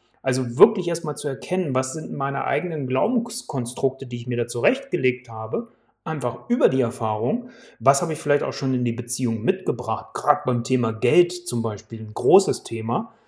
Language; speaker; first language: German; native; German